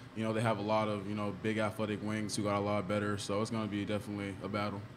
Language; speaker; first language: English; native; English